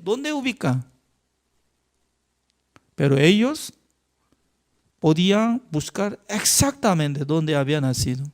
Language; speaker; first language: Spanish; non-native, fluent; Korean